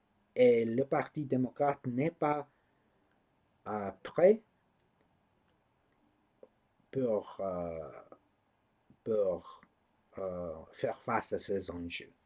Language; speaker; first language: French; non-native, learner; English